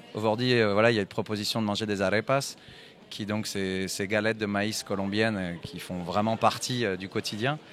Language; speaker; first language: French; native; French